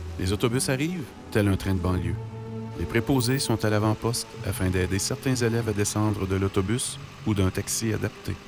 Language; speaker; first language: French; native; French